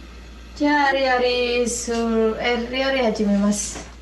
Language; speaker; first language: Japanese; non-native, learner; Indonesian